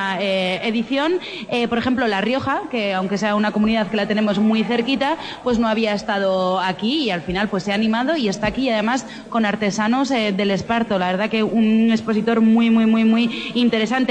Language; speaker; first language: Spanish; native; Spanish